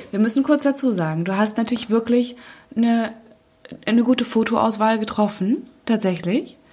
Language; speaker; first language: German; native; German